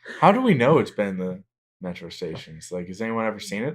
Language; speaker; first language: English; native; English